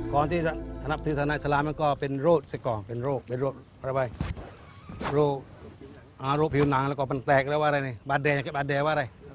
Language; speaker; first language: Thai; non-native, local second language; Malay